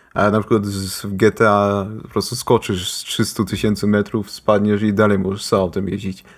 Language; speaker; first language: Polish; early bilingual, heritage; German